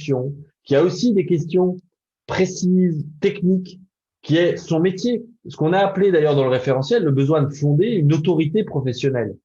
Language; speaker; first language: French; native; French